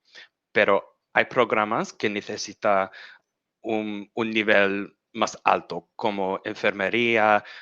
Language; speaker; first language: Spanish; non-native, learner; English